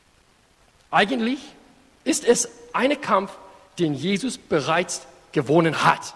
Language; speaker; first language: German; non-native, fluent; English